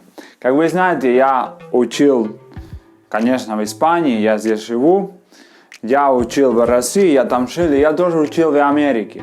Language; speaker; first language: Russian; non-native, fluent; Spanish